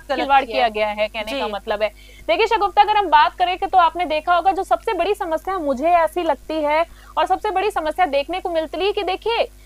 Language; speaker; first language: Hindi; native; Hindi